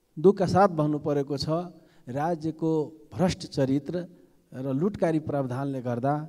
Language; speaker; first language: Nepali; non-native, local second language; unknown